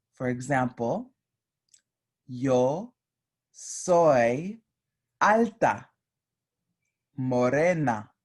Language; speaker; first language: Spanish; non-native, fluent; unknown